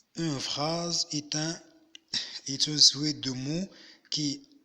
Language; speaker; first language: French; non-native, local second language; Arabic